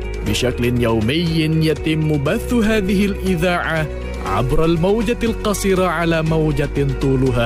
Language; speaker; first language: Arabic; non-native, fluent; Indonesian